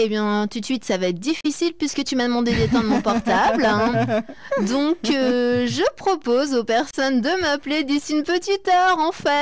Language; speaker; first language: French; native; French